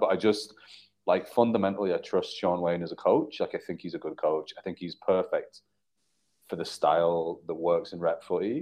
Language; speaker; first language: English; native; English